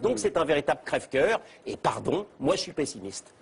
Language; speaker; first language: French; native; French